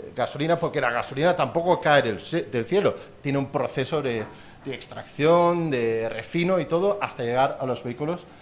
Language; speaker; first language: Spanish; non-native, fluent; Danish